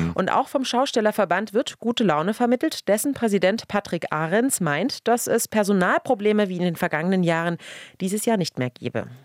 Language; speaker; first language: German; native; German